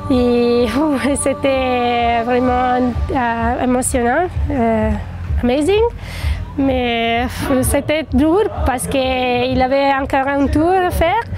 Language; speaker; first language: French; non-native, learner; Spanish